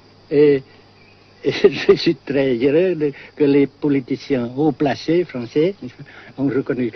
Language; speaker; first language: French; non-native, fluent; Vietnamese